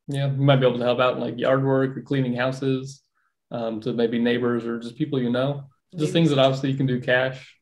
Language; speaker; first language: English; native; English